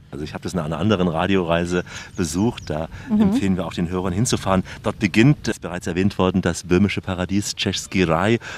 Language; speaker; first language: German; native; German